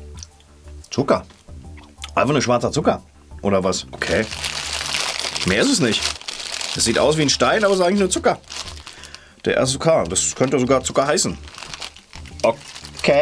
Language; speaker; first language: German; native; German